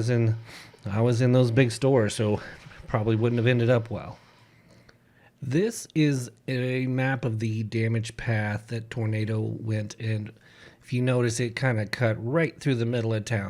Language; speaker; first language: English; native; English